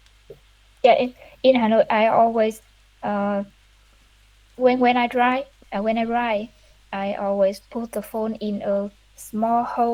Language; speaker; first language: English; non-native, learner; Vietnamese